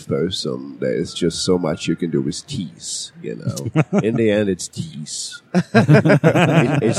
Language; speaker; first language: English; non-native, fluent; German